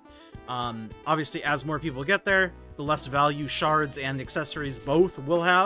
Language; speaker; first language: English; native; English